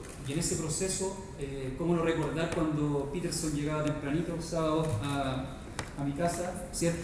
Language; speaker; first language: Spanish; native; Spanish